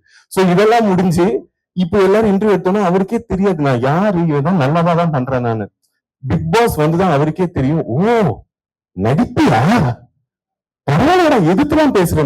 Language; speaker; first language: Tamil; native; Tamil